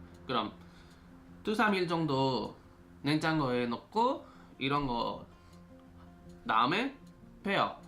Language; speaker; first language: Korean; non-native, fluent; Spanish